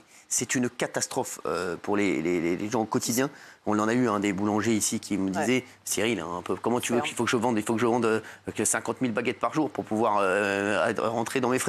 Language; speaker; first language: French; native; French